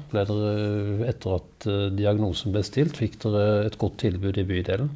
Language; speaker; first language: Norwegian; native; Norwegian